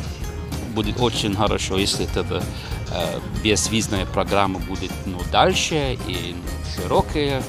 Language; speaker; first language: Russian; non-native, learner; Lithuanian